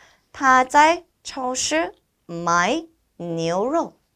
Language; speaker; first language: Chinese; non-native, fluent; Korean